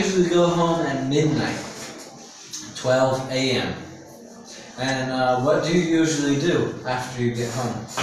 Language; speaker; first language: English; non-native, learner; Vietnamese